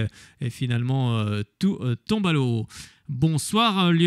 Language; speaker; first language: French; native; French